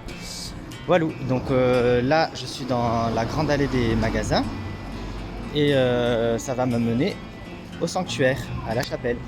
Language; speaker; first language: French; native; French